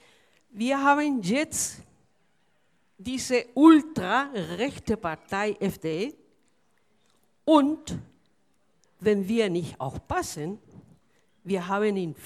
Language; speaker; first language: German; non-native, fluent; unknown